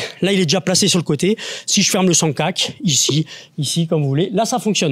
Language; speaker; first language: French; native; French